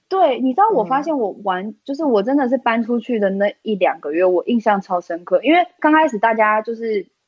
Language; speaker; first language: Chinese; native; Chinese